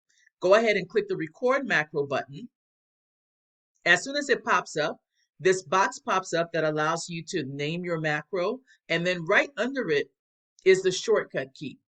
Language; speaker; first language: English; native; English